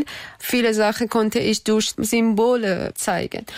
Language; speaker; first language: German; non-native, learner; Persian